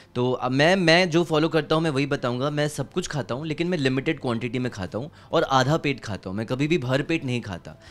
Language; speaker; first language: Hindi; native; Hindi